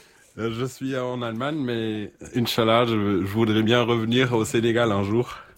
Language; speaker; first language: French; non-native, fluent; German